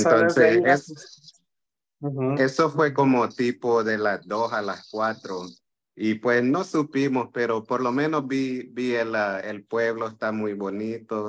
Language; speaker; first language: Spanish; early bilingual, heritage; Spanish